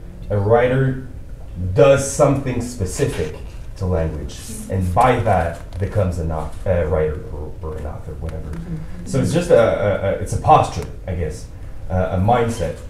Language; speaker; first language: English; non-native, local second language; French